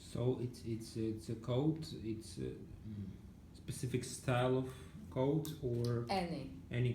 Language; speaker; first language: English; non-native, learner; Ukrainian